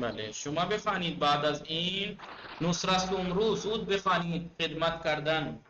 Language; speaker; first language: Persian; non-native, fluent; Urdu